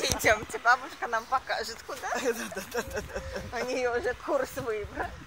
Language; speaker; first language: Russian; native; Russian